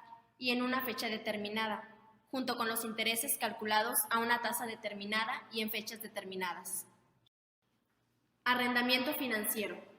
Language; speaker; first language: Spanish; native; Spanish